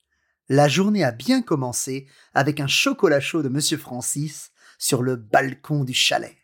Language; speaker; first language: French; native; French